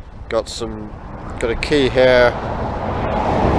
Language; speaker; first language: English; native; English